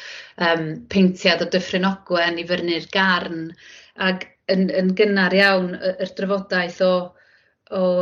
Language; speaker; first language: Welsh; native; Welsh